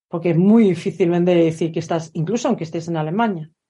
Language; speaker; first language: Spanish; non-native, fluent; Swedish